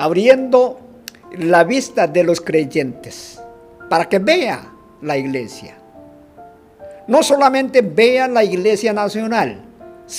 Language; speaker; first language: Spanish; non-native, fluent; Korean